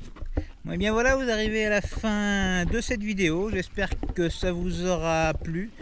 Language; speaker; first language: French; native; French